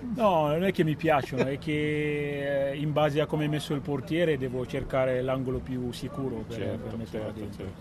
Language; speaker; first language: Italian; non-native, fluent; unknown